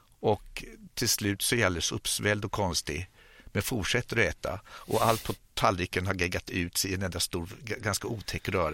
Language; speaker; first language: Swedish; native; Swedish